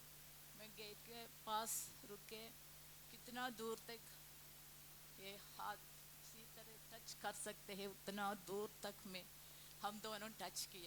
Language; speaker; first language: Hindi; non-native, local second language; Malayalam